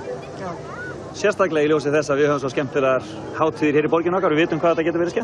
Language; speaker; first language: Icelandic; native; Icelandic